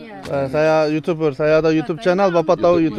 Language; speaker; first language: Indonesian; non-native, learner; Turkish